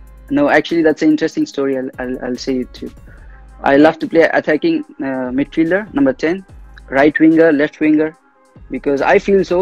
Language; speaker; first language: English; non-native, local second language; Tamil